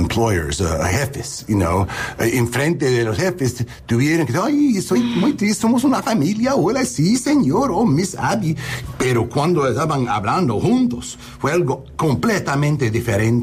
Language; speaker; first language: Spanish; non-native, learner; English